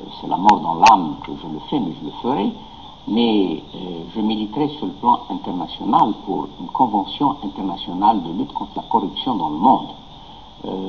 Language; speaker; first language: French; non-native, local second language; Arabic